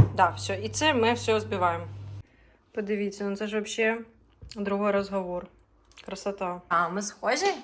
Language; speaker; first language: Ukrainian; non-native, local second language; Russian